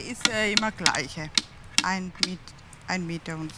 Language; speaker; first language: German; non-native, learner; Tamil